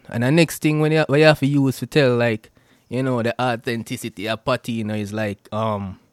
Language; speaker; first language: English; non-native, local second language; Jamaican Creole English